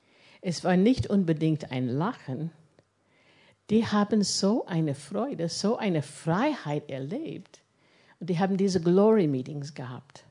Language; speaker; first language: German; non-native, fluent; English